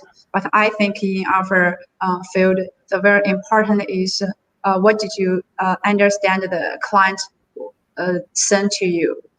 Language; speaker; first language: English; non-native, learner; Chinese